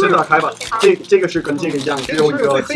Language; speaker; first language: Chinese; non-native, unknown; Danish